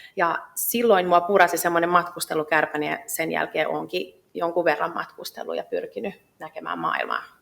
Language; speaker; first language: Finnish; native; Finnish